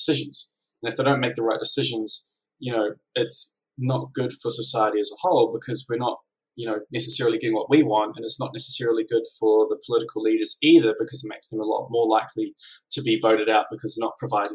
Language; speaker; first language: English; native; English